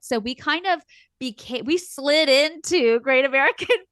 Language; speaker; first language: English; native; English